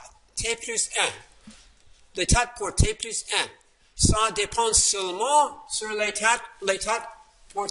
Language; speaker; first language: French; non-native, fluent; English